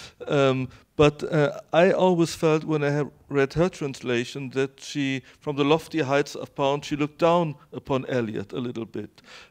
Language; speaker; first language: English; non-native, fluent; German